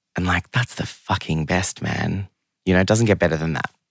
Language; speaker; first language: English; early bilingual, other home language; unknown